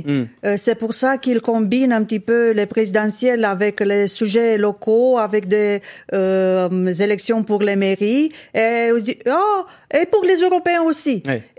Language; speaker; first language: French; non-native, fluent; Romanian